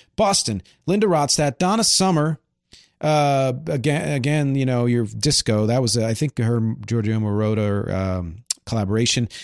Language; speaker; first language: English; native; English